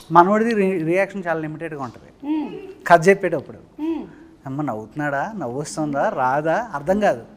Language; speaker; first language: Telugu; native; Telugu